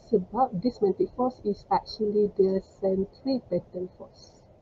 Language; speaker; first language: English; non-native, local second language; Malay